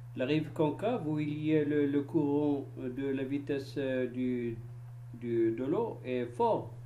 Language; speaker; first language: French; non-native, local second language; Arabic